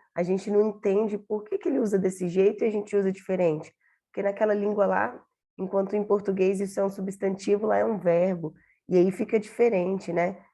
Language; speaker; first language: Portuguese; native; Portuguese